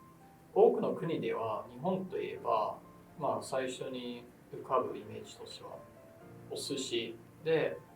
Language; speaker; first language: Japanese; non-native, fluent; English